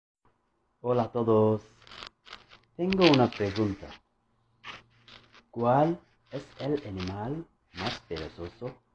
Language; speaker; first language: Spanish; non-native, learner; Bangla